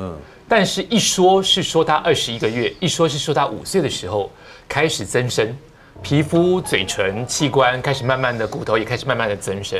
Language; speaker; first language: Chinese; native; Chinese